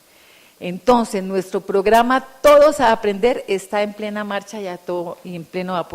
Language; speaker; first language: Spanish; native; Spanish